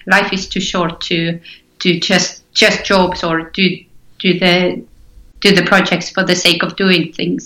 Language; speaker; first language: English; non-native, fluent; Estonian